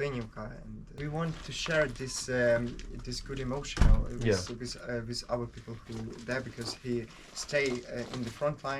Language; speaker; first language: English; non-native, learner; Ukrainian